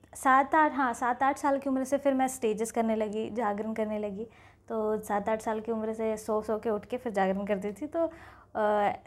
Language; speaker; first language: Hindi; native; Hindi